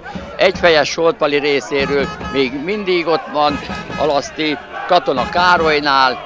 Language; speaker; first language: Hungarian; native; Hungarian